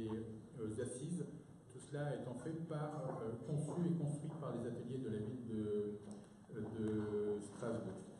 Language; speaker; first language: French; native; French